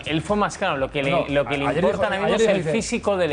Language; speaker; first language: Spanish; native; Spanish